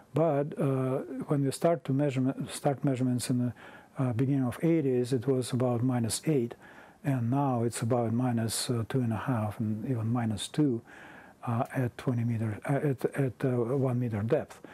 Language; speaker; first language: English; non-native, fluent; Russian